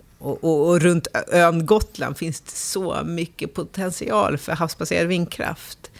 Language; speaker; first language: Swedish; native; Swedish